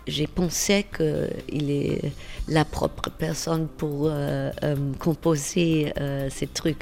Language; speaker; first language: French; non-native, fluent; German